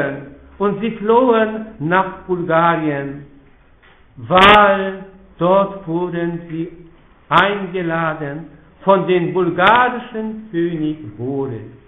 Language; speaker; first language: German; non-native, fluent; Polish